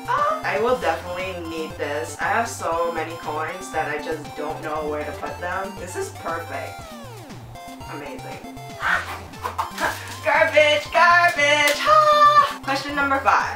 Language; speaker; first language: English; non-native, local second language; Chinese